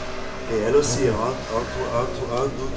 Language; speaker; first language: French; non-native, learner; Portuguese